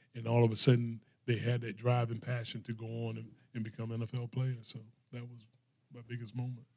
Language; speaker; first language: English; native; English